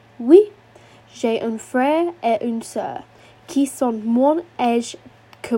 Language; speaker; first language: French; non-native, learner; English